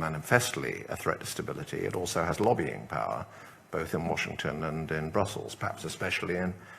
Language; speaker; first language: English; native; English